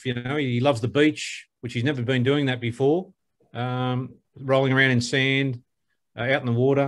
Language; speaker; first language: English; native; English